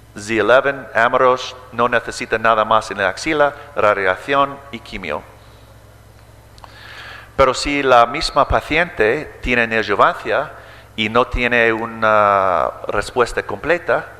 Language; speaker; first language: Spanish; early bilingual, heritage; English